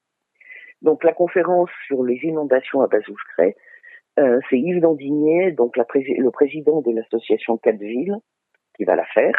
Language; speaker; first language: French; native; French